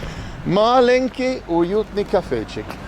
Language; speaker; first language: Russian; non-native, learner; English